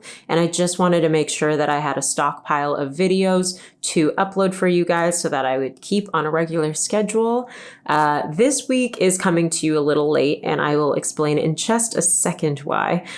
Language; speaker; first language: English; native; English